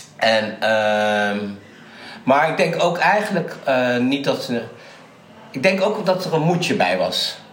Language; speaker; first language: Dutch; native; Dutch